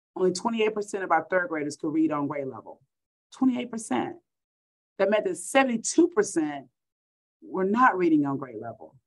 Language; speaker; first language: English; native; English